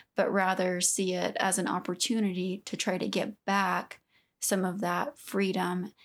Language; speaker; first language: English; native; English